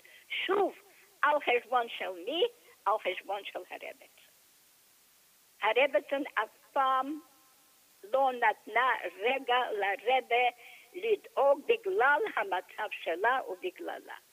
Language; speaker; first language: Hebrew; non-native, fluent; English